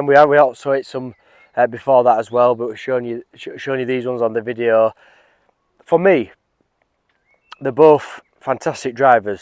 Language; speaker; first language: English; native; English